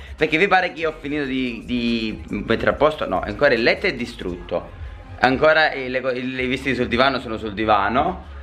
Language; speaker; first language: Italian; native; Italian